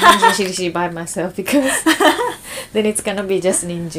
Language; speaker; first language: English; non-native, fluent; Japanese